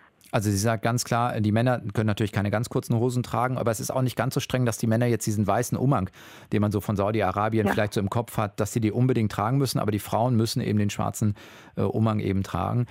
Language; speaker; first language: German; native; German